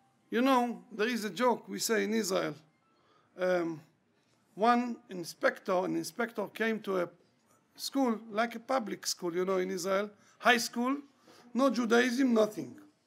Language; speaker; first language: English; non-native, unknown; Hebrew